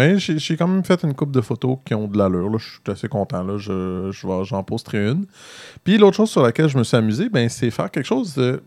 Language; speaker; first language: French; native; French